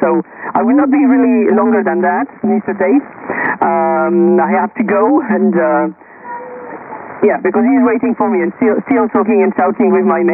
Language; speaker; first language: English; non-native, fluent; French